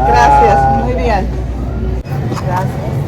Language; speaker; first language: Spanish; non-native, learner; English